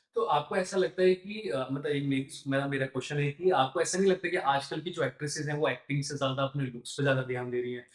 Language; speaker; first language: Hindi; native; Hindi